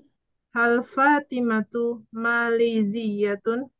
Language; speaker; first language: Arabic; non-native, learner; Indonesian